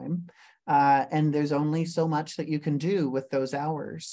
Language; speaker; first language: English; native; English